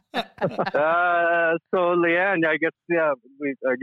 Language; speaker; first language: English; native; English